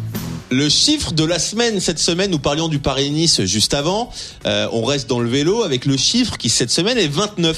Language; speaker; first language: French; native; French